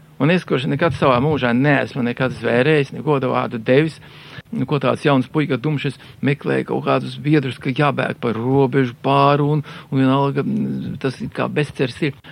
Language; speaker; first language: Latvian; native; Latvian